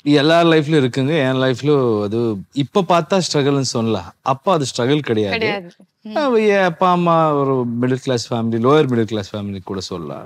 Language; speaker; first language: Tamil; non-native, local second language; Kannada